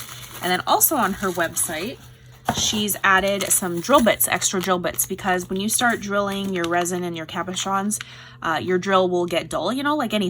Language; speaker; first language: English; native; English